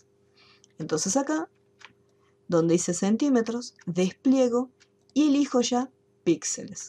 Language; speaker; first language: Spanish; native; Spanish